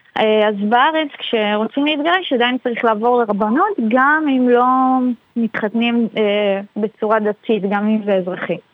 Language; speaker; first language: Hebrew; early bilingual, other home language; Russian